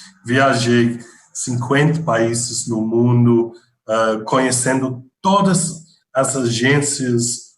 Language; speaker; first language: Portuguese; non-native, fluent; English